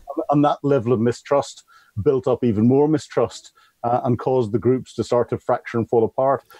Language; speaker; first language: English; native; English